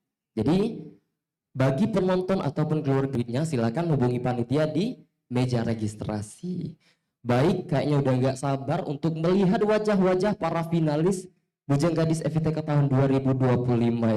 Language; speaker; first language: Indonesian; native; Indonesian